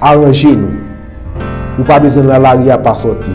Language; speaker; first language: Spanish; non-native, learner; Haitian Creole